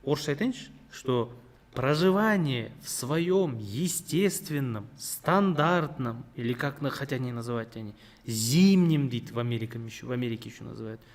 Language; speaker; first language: Russian; non-native, local second language; Kazakh